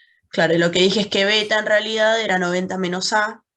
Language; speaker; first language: Spanish; native; Spanish